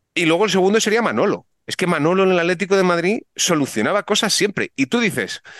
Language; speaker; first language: Spanish; native; Spanish